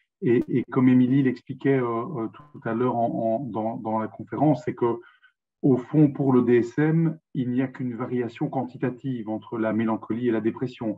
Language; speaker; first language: French; native; French